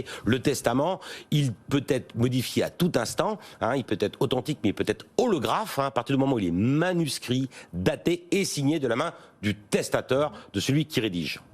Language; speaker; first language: French; native; French